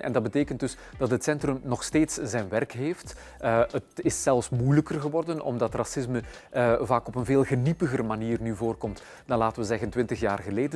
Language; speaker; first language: Dutch; native; Dutch